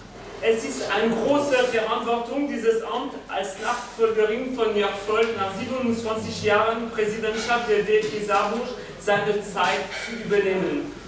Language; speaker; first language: German; non-native, fluent; French